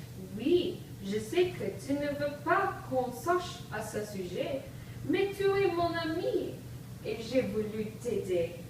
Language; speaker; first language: French; non-native, learner; English